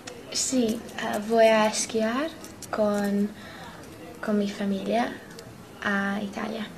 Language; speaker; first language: Spanish; non-native, learner; English